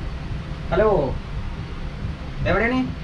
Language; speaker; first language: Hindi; non-native, local second language; Malayalam